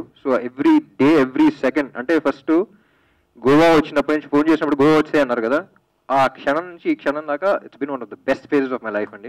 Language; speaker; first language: Telugu; native; Telugu